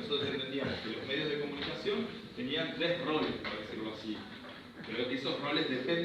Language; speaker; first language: Spanish; native; Spanish